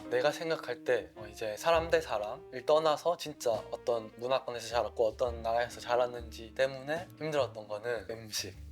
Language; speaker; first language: Korean; native; Korean